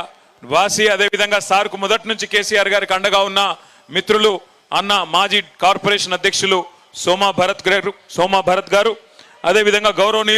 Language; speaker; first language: Telugu; native; Telugu